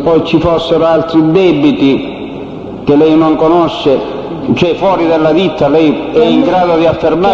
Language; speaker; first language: Italian; native; Italian